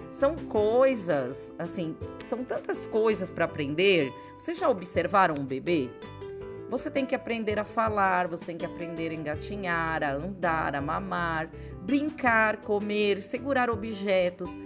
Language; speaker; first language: Portuguese; native; Portuguese